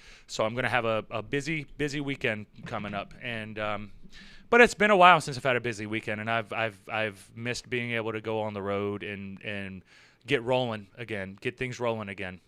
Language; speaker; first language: English; native; English